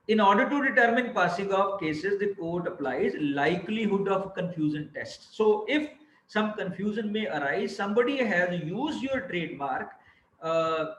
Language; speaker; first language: English; non-native, local second language; Punjabi